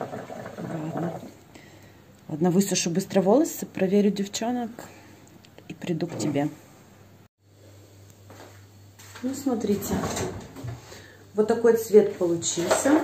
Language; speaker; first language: Russian; native; Russian